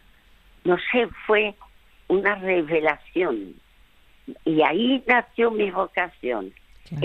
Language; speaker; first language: Spanish; early bilingual, other home language; French